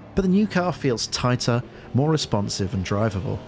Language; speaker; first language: English; native; English